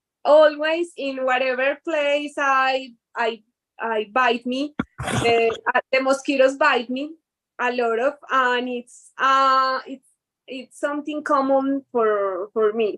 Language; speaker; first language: English; non-native, learner; Spanish